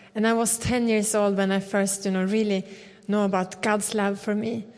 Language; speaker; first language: English; non-native, fluent; Swedish